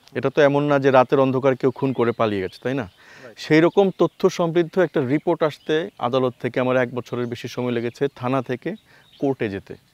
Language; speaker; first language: Bangla; native; Bangla